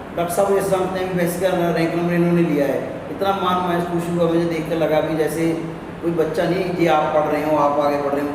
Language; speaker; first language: Hindi; non-native, local second language; Punjabi